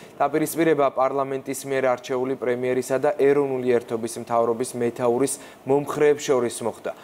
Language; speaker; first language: Georgian; native; Georgian